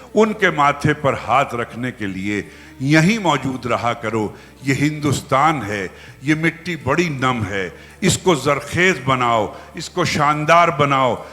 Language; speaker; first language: Hindi; native; Hindi